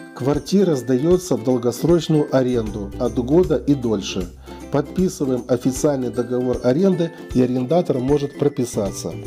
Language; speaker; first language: Russian; native; Russian